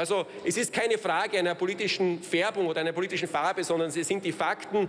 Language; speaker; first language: German; native; German